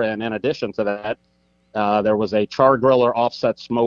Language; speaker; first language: English; native; English